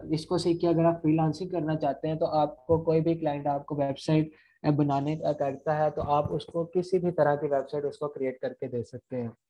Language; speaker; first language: Urdu; non-native, local second language; Punjabi